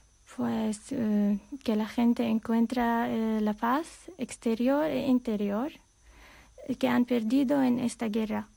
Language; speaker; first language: Spanish; non-native, fluent; Armenian